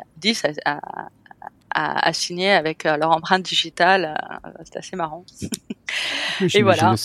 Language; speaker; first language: French; native; French